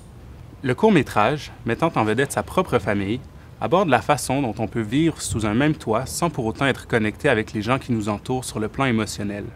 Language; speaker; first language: French; native; French